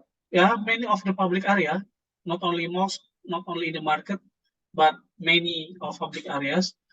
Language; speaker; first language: English; non-native, fluent; Indonesian